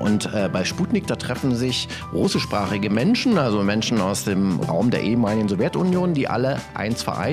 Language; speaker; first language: German; native; German